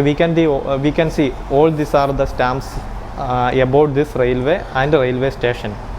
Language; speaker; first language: English; non-native, local second language; Malayalam